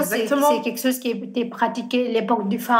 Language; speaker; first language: French; non-native, fluent; Fula